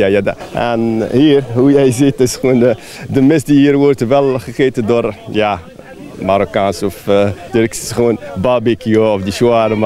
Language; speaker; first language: Dutch; non-native, fluent; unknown